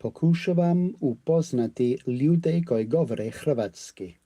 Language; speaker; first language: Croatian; non-native, learner; English